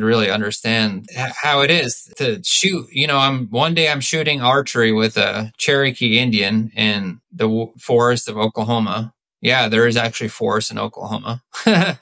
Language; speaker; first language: English; native; English